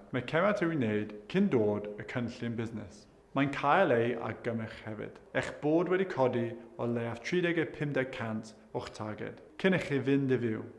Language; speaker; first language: Welsh; non-native, local second language; English